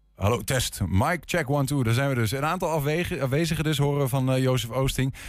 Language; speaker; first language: Dutch; native; Dutch